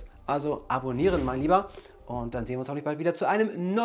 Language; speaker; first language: German; native; German